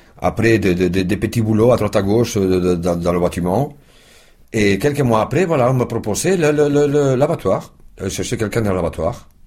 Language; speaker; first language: French; non-native, fluent; Spanish